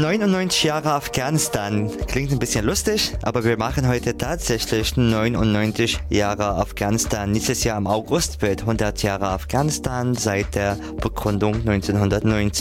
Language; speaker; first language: German; non-native, fluent; Arabic